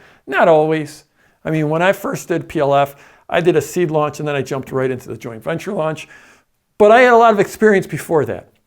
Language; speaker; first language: English; native; English